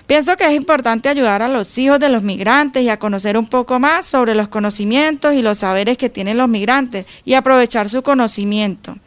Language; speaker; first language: Spanish; native; Spanish